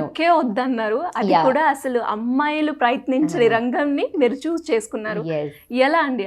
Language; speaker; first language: Telugu; native; Telugu